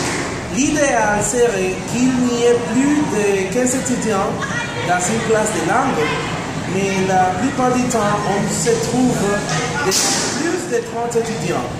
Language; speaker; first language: French; non-native, learner; Spanish